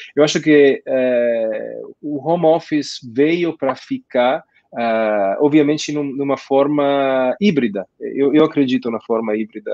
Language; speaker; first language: Portuguese; non-native, fluent; Italian